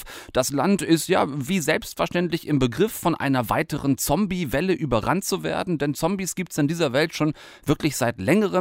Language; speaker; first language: German; native; German